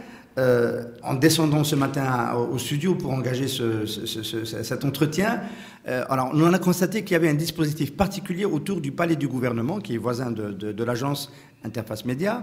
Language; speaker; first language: French; non-native, local second language; Arabic